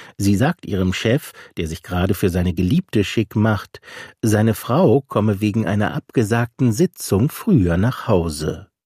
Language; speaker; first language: German; native; German